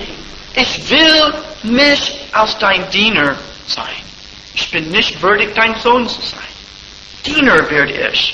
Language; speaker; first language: German; non-native, fluent; English